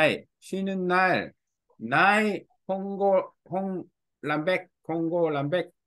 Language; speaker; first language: Vietnamese; non-native, learner; Korean